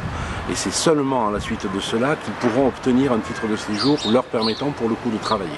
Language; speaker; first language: French; native; French